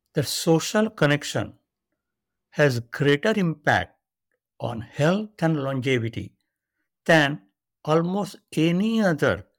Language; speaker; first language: English; non-native, local second language; Marathi